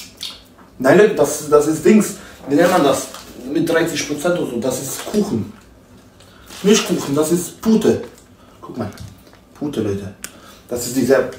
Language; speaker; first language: German; non-native, learner; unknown